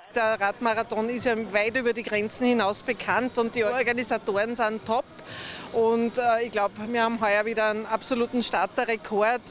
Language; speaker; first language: German; native; German